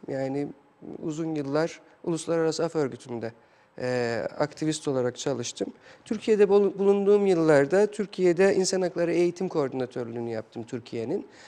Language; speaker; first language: Turkish; non-native, fluent; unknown